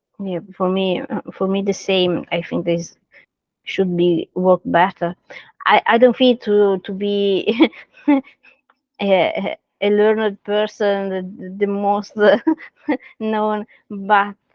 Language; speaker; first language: English; non-native, learner; Italian